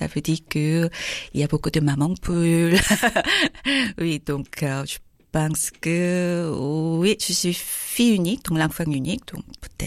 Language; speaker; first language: French; non-native, learner; Korean